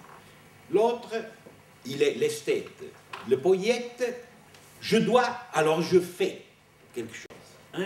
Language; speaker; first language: French; non-native, fluent; Italian